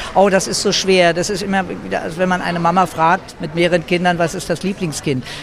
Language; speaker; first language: German; native; German